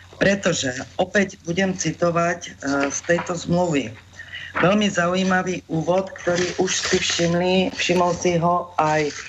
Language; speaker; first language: Slovak; native; Slovak